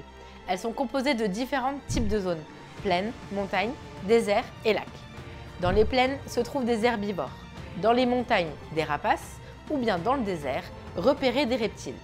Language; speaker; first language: French; native; French